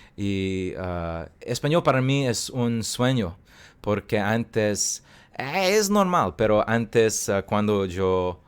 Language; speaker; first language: Spanish; non-native, learner; English